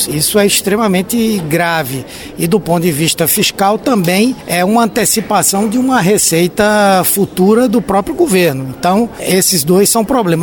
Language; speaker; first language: Portuguese; native; Portuguese